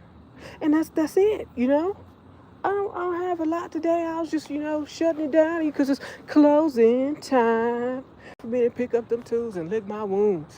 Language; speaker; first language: English; native; English